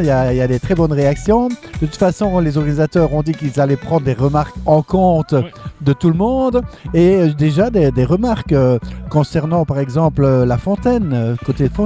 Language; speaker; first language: French; native; French